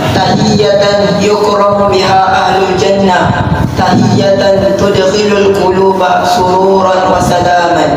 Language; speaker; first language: Arabic; non-native, learner; Malay